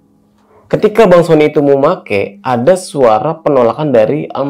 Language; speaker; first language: Indonesian; native; Indonesian